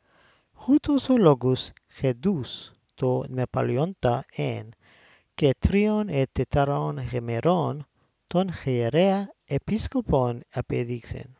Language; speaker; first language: Greek; non-native, learner; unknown